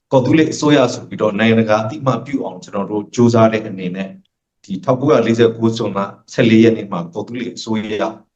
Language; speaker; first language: Burmese; non-native, local second language; S'gaw Karen